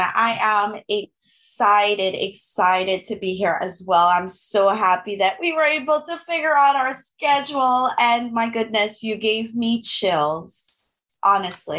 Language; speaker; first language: English; non-native, fluent; French